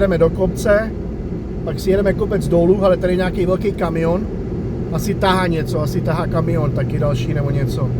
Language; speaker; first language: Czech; non-native, fluent; English